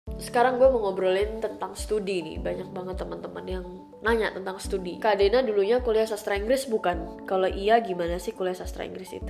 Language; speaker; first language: Indonesian; native; Indonesian